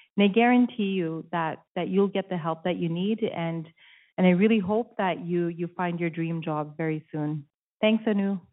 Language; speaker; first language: English; native; English